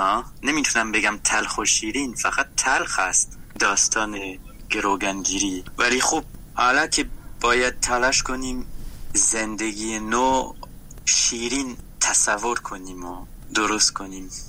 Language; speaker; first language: Persian; non-native, fluent; French